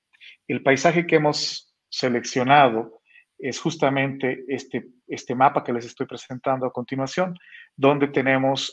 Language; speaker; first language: Spanish; native; Spanish